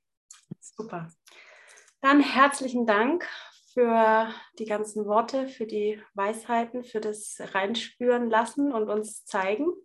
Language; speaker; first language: German; native; German